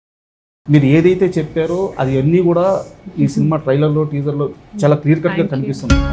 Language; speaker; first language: Telugu; native; Telugu